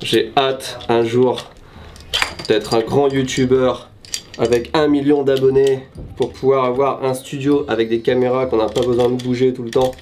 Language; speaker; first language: French; native; French